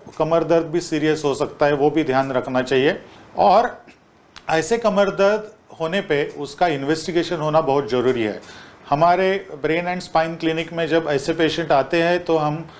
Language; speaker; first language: Hindi; non-native, local second language; Marathi